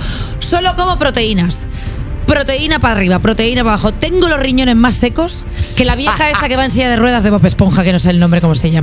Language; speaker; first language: Spanish; native; Spanish